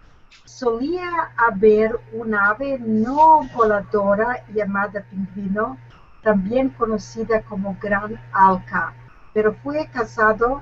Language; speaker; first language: Spanish; non-native, learner; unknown